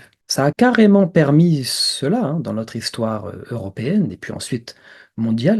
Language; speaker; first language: French; native; French